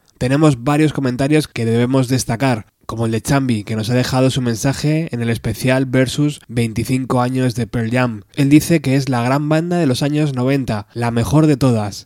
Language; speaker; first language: Spanish; native; Spanish